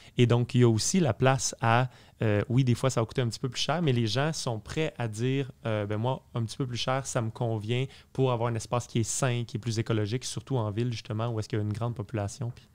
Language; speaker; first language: French; native; French